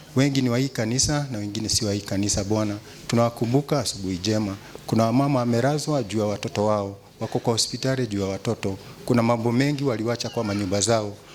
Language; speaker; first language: Swahili; non-native, local second language; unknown